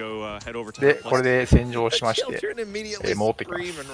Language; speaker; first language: Japanese; native; Japanese